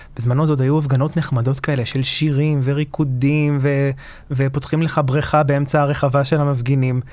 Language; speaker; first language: Hebrew; early bilingual, other home language; Arabic